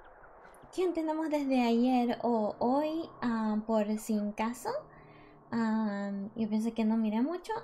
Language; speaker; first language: Spanish; non-native, learner; English